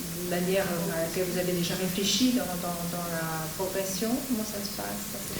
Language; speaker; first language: French; native; French